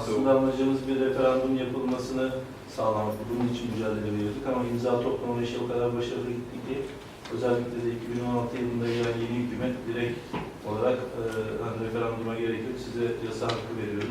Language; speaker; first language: Turkish; native; Turkish